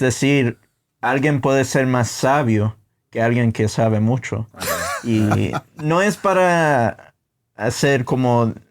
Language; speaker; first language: Spanish; non-native, fluent; English